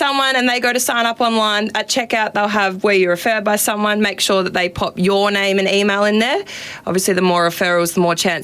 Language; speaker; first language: English; native; English